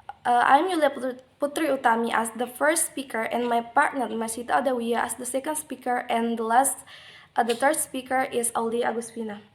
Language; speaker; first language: English; non-native, learner; Indonesian